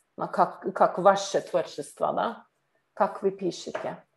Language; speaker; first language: Russian; non-native, learner; Norwegian